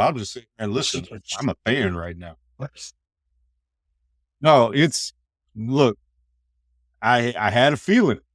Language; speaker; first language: English; native; English